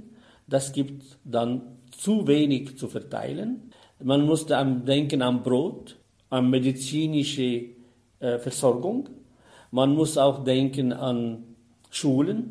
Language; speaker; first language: German; non-native, fluent; Arabic